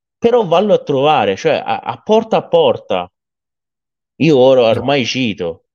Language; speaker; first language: Italian; non-native, fluent; Persian